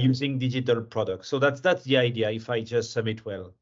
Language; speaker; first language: English; non-native, fluent; French